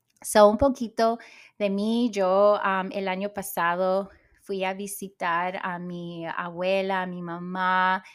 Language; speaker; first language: Spanish; early bilingual, heritage; Spanish